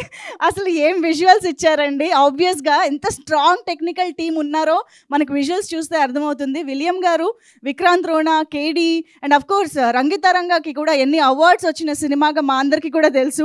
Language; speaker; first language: Telugu; native; Telugu